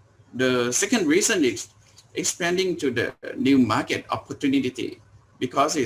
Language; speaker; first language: English; non-native, learner; Thai